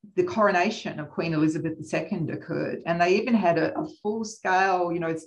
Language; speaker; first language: English; native; English